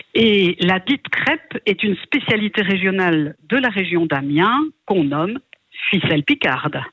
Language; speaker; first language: French; native; French